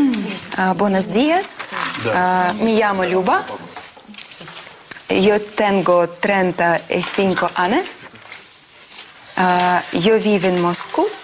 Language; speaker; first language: Spanish; non-native, learner; Russian